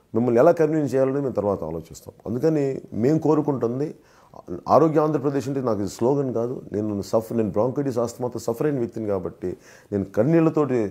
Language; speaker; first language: Telugu; native; Telugu